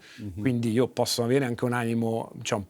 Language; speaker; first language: Italian; native; Italian